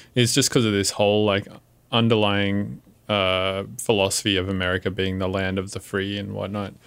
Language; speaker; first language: English; native; English